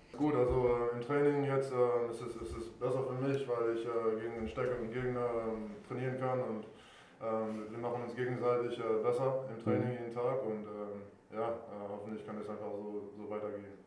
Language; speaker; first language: German; non-native, fluent; English